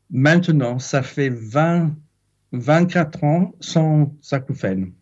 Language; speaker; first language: French; non-native, fluent; English